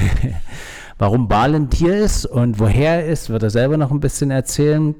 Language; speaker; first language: German; native; German